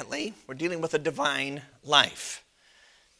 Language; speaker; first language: English; native; English